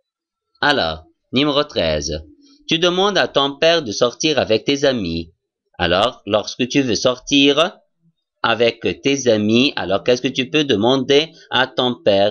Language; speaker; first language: French; non-native, fluent; Arabic